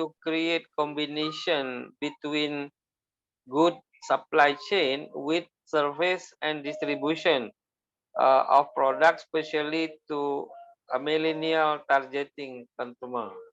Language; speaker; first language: English; non-native, learner; Malay